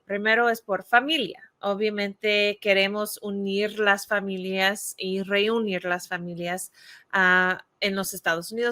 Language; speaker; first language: Spanish; non-native, fluent; English